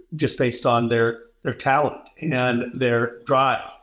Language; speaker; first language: English; native; English